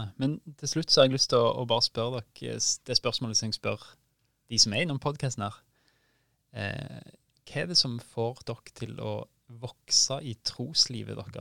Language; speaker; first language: Norwegian; native; Norwegian